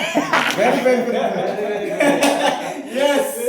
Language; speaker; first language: English; non-native, learner; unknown